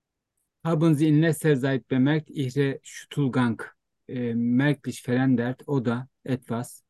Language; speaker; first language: German; non-native, fluent; Turkish